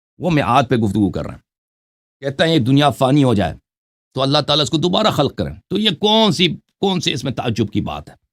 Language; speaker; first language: Urdu; non-native, fluent; Persian